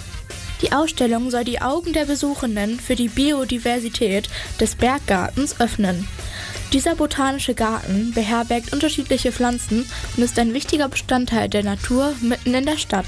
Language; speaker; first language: German; native; German